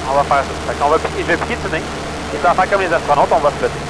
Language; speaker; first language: French; native; French